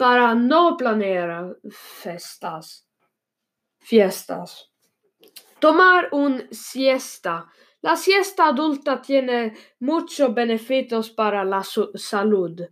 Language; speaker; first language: Spanish; non-native, learner; Swedish